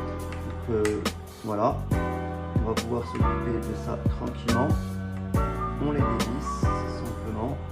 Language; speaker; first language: French; native; French